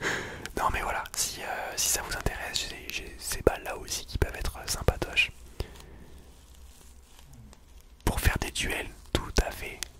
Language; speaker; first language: French; native; French